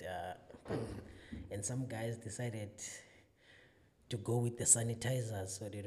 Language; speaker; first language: English; non-native, local second language; Zulu